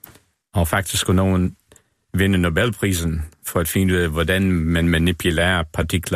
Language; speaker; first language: Danish; non-native, fluent; English